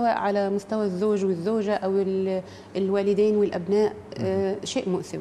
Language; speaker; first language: Arabic; native; Arabic